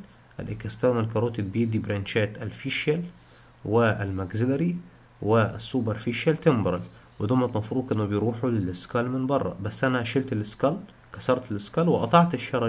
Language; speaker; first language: Arabic; native; Arabic